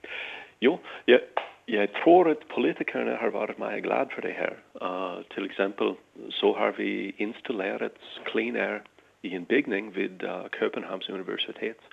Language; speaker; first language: Danish; non-native, fluent; English